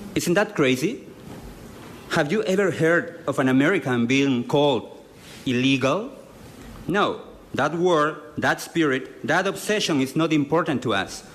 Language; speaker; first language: English; non-native, fluent; Spanish